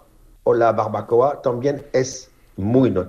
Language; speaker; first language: Spanish; non-native, learner; French